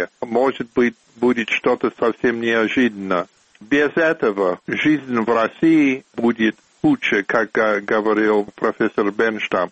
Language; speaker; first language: Russian; non-native, fluent; English